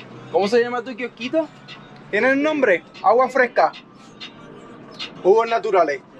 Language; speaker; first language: Spanish; native; Spanish